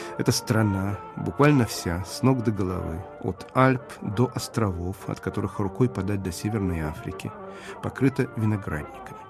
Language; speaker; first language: Russian; native; Russian